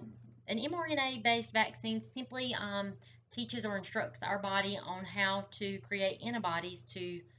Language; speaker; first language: English; native; English